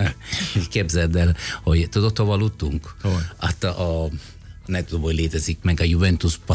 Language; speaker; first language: Hungarian; non-native, fluent; Italian